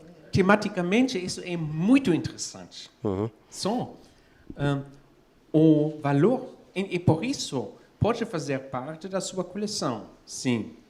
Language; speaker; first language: Portuguese; non-native, fluent; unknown